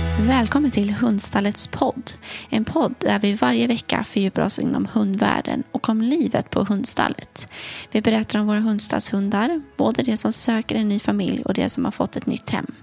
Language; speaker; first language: Swedish; native; Swedish